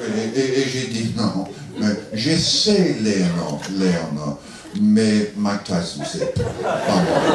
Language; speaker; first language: French; non-native, learner; English